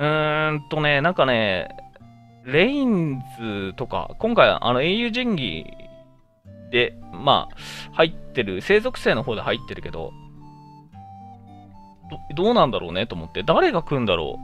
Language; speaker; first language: Japanese; native; Japanese